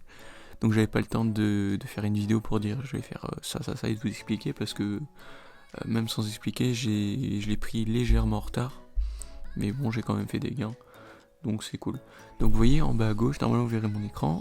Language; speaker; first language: French; native; French